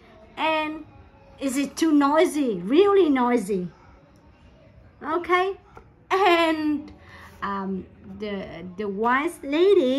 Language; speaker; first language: English; non-native, learner; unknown